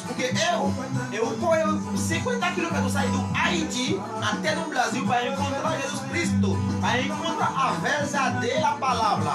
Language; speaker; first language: Portuguese; non-native, learner; Haitian Creole